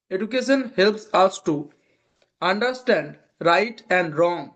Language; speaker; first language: English; non-native, local second language; Bangla